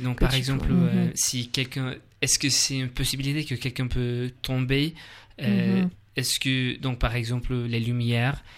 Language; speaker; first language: French; non-native, learner; English